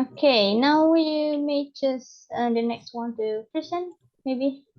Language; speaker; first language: English; non-native, fluent; Indonesian